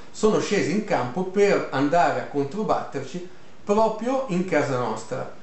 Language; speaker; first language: Italian; native; Italian